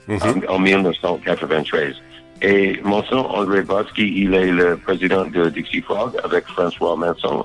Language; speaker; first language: French; non-native, learner; English